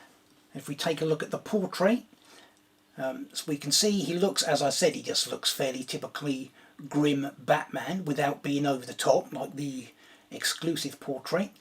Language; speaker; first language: English; native; English